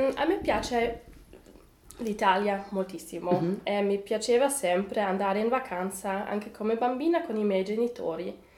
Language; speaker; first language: Italian; non-native, fluent; German